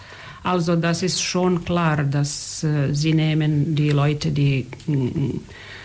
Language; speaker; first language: German; non-native, fluent; Serbian